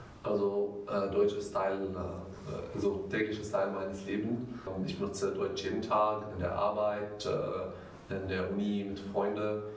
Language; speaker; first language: German; non-native, fluent; Arabic